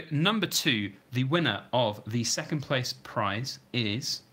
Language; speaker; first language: English; native; English